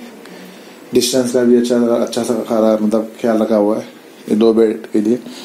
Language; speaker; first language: Hindi; native; Hindi